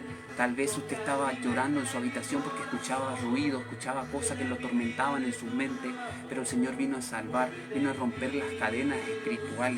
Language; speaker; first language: Spanish; native; Spanish